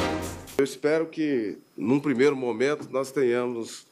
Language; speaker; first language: Portuguese; native; Portuguese